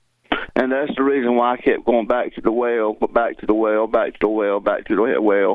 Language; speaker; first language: English; native; English